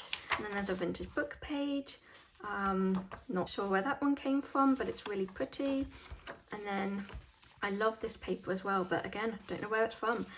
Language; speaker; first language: English; native; English